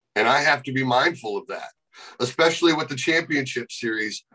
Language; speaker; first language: English; native; English